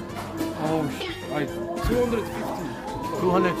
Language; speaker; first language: English; non-native, learner; Korean